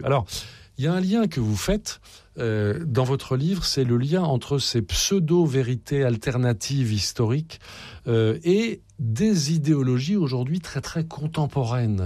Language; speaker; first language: French; native; French